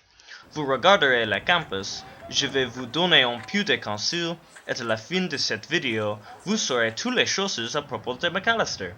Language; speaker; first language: French; non-native, learner; English